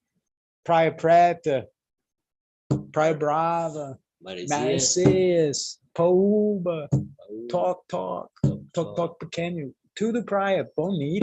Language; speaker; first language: Portuguese; non-native, learner; English